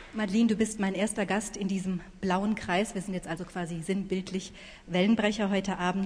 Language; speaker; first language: German; native; German